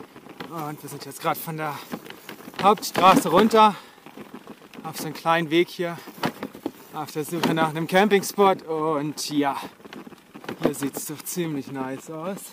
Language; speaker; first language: German; native; German